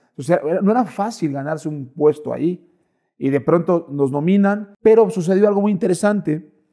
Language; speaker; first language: Spanish; native; Spanish